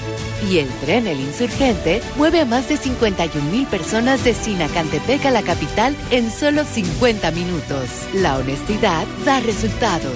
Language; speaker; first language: Spanish; native; Spanish